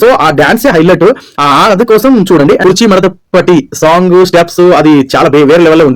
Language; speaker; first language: Telugu; non-native, learner; Kannada